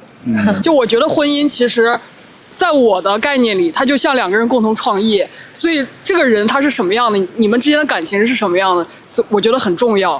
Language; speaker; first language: Chinese; native; Chinese